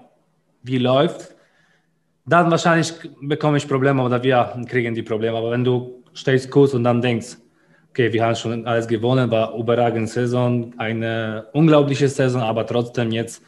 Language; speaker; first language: German; non-native, learner; Polish